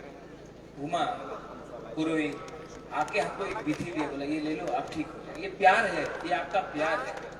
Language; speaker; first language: Hindi; non-native, local second language; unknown